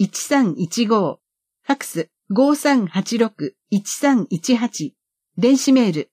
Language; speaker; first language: Japanese; native; Japanese